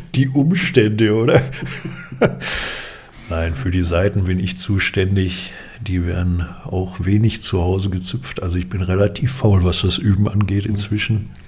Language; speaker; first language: German; native; German